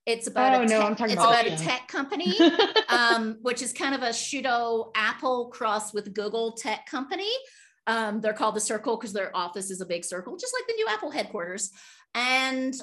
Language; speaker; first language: English; native; English